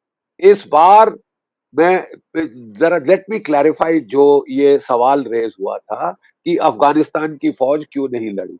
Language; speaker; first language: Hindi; native; Hindi